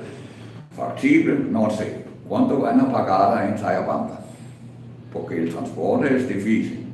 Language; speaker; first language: Spanish; non-native, fluent; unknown